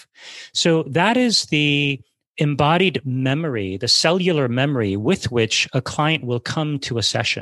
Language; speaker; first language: English; native; English